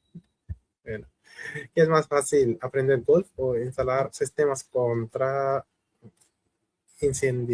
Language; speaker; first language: Spanish; non-native, fluent; Hindi